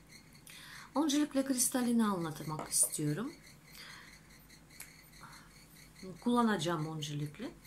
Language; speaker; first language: Turkish; non-native, fluent; Russian